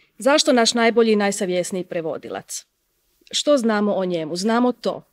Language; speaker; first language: Croatian; native; Croatian